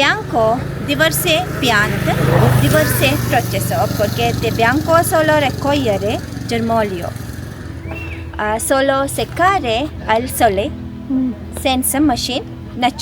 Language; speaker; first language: Italian; non-native, learner; Sinhala